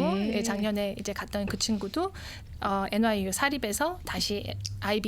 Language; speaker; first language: Korean; native; Korean